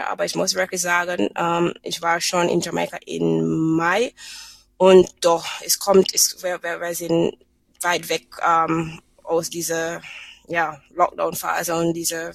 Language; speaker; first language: German; non-native, fluent; English